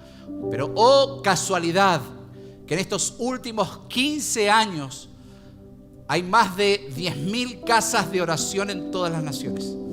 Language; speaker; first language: Spanish; native; Spanish